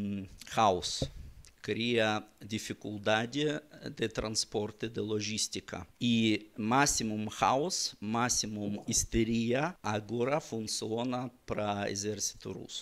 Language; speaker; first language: Portuguese; non-native, learner; Russian